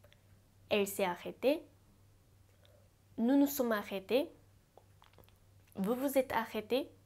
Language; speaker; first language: French; non-native, fluent; Japanese